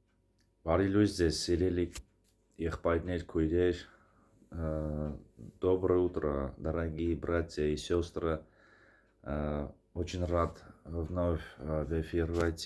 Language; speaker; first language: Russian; non-native, fluent; Armenian